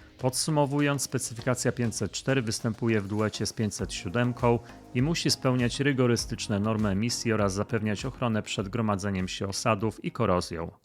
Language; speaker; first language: Polish; native; Polish